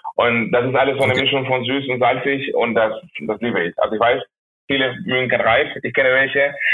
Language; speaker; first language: German; non-native, fluent; Spanish